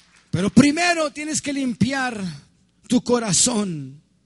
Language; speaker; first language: Spanish; early bilingual, heritage; Spanish